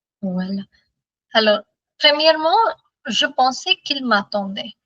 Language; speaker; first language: French; non-native, fluent; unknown